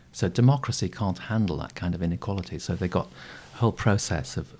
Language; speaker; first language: English; native; English